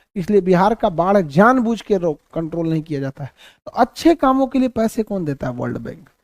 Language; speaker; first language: Hindi; native; Hindi